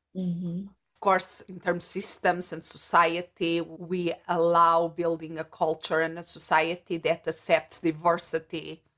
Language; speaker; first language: English; non-native, fluent; Portuguese